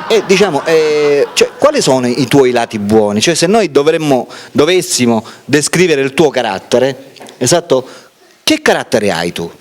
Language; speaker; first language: Italian; native; Italian